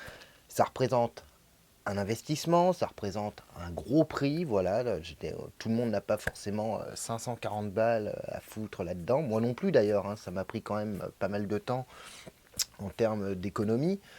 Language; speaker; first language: French; native; French